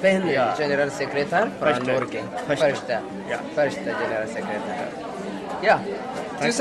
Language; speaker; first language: Norwegian; non-native, learner; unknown